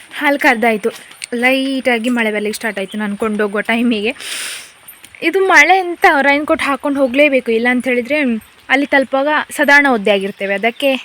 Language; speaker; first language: Kannada; non-native, local second language; Konkani